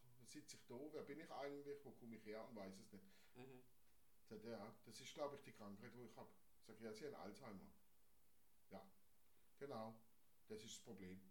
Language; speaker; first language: German; native; German